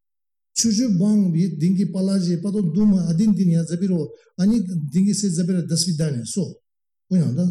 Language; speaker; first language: Russian; non-native, learner; Tibetan